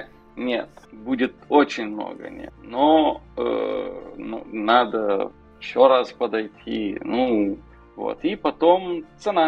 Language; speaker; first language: Russian; non-native, local second language; Romanian